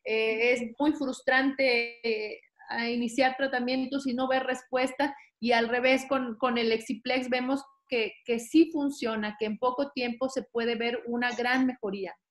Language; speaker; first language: Spanish; native; Spanish